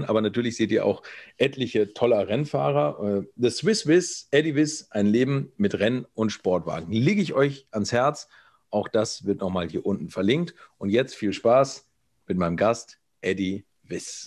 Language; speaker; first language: German; native; German